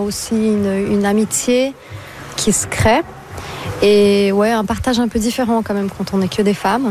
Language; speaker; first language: French; non-native, fluent; Portuguese